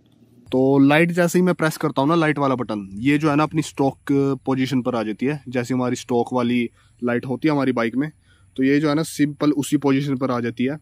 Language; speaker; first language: Hindi; native; Hindi